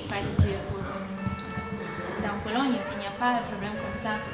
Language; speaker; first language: French; non-native, learner; Polish